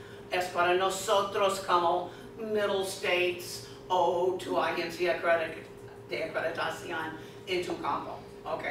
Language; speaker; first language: Spanish; non-native, fluent; English